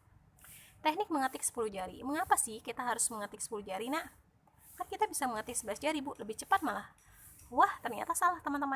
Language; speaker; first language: Indonesian; native; Indonesian